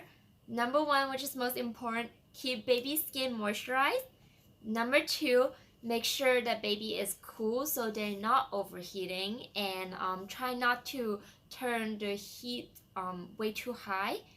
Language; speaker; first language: English; non-native, fluent; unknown